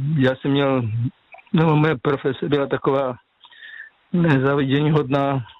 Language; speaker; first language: Czech; native; Czech